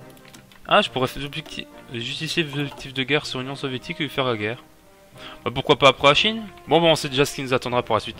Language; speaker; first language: French; native; French